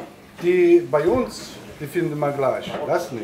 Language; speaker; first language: German; non-native, learner; Italian